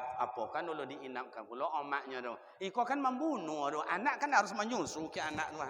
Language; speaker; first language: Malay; non-native, local second language; Minangkabau